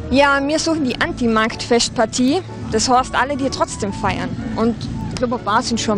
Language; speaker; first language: German; native; German